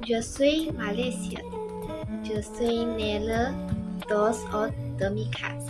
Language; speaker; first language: French; non-native, learner; Chinese